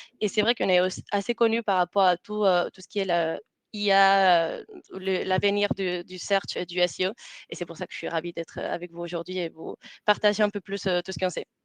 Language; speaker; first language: French; non-native, fluent; Spanish